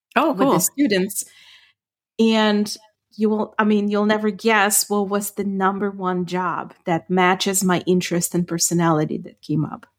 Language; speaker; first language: English; non-native, fluent; Ukrainian